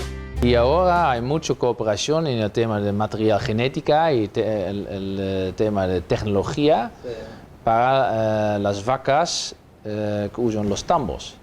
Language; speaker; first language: Spanish; non-native, fluent; Dutch